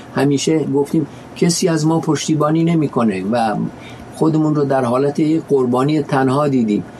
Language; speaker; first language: Persian; non-native, local second language; Central Kurdish